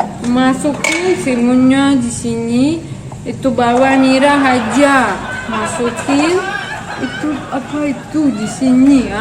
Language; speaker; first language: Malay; non-native, learner; Russian